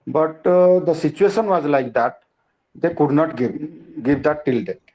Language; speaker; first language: English; non-native, local second language; Hindi